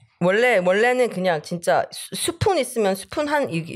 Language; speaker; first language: Korean; early bilingual, heritage; Korean